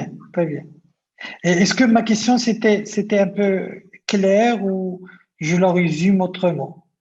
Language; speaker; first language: French; non-native, local second language; Arabic